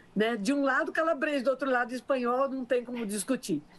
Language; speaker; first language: Portuguese; native; Portuguese